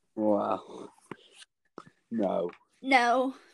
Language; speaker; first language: English; native; English